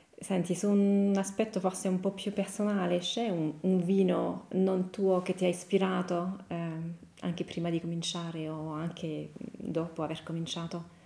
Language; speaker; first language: Italian; non-native, fluent; French